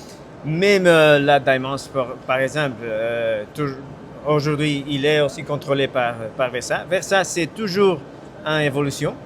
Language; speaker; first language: French; non-native, fluent; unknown